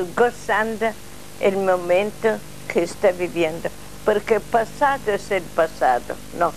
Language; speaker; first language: Spanish; non-native, learner; Russian